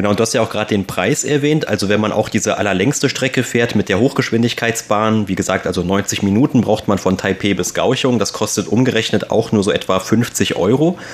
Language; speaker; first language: German; native; German